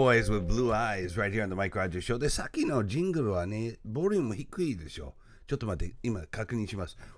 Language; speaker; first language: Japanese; non-native, fluent; English